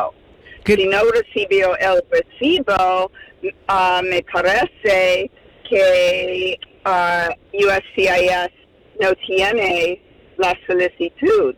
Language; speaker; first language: Spanish; non-native, fluent; English